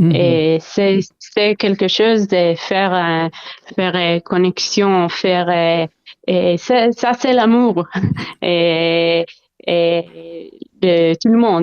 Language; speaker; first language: French; non-native, learner; Hebrew